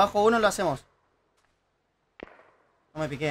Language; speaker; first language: Spanish; native; Spanish